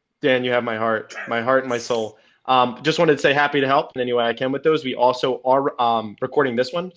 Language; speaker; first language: English; native; English